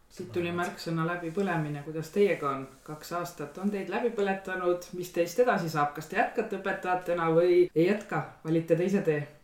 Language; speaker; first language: Estonian; native; Estonian